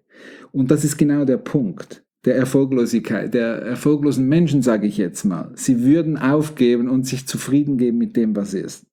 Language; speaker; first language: German; native; German